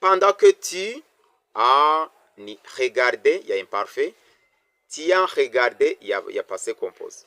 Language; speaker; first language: French; non-native, local second language; Kinyarwanda